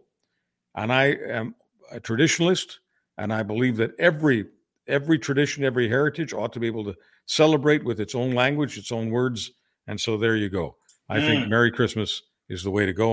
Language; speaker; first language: English; native; English